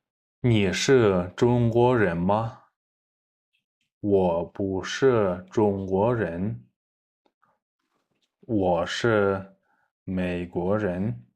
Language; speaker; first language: Chinese; non-native, fluent; Kyrgyz